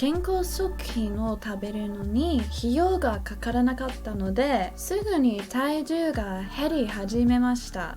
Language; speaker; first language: Japanese; non-native, fluent; English